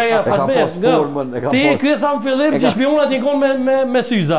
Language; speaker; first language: Albanian; native; Albanian